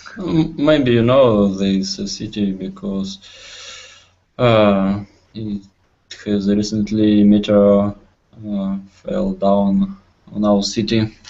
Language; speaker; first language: English; non-native, learner; Russian